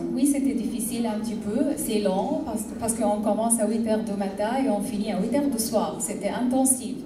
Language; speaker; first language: French; non-native, fluent; Arabic